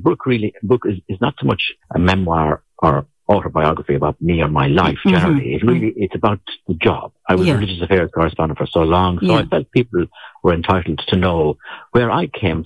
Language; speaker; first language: English; native; English